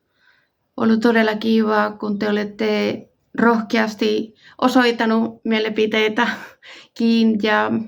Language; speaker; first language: Finnish; non-native, fluent; Spanish